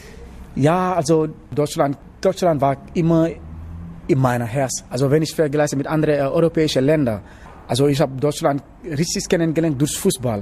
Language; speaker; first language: German; non-native, learner; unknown